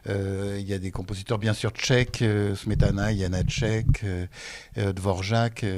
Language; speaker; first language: French; native; French